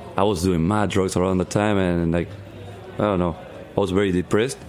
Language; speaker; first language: English; non-native, learner; Spanish